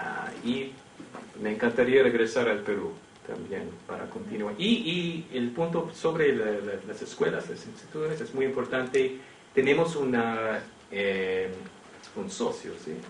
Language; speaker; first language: Spanish; non-native, fluent; English